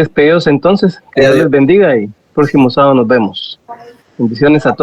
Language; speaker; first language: Spanish; native; Spanish